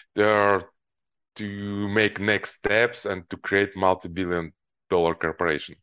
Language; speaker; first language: English; non-native, fluent; Russian